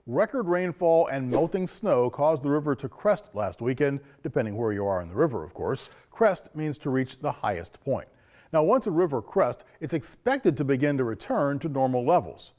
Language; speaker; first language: English; native; English